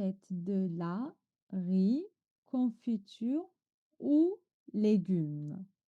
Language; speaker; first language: French; non-native, fluent; Chinese